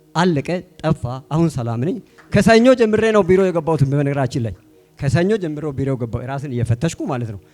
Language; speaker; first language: Amharic; non-native, local second language; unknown